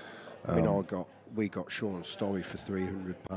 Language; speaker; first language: English; native; English